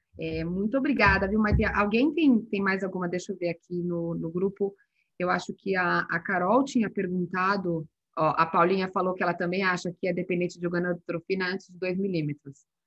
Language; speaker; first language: Portuguese; native; Portuguese